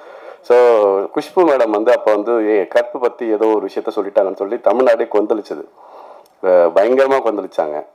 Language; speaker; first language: Tamil; native; Tamil